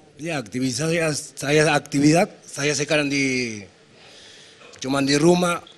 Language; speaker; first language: Indonesian; non-native, fluent; Spanish